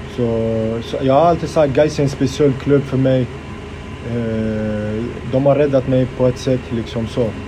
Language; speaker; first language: Swedish; early bilingual, other home language; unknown